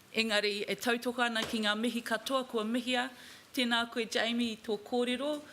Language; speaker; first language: Māori; non-native, local second language; English